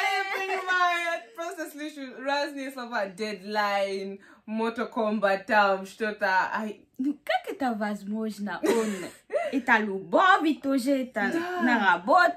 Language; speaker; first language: Russian; non-native, learner; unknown